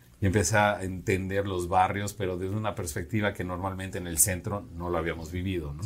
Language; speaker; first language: Spanish; native; Spanish